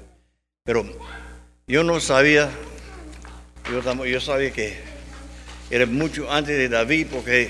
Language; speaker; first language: Spanish; non-native, learner; English